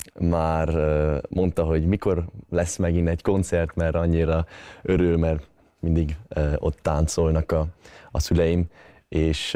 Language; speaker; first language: Hungarian; early bilingual, heritage; Hungarian